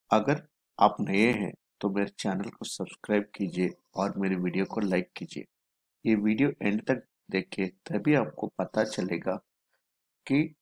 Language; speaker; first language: Hindi; non-native, local second language; Telugu